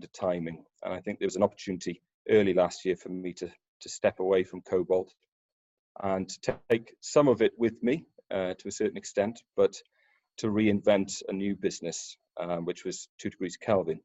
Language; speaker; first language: English; native; English